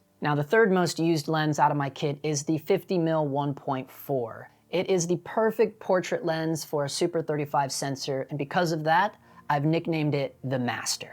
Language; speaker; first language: English; native; English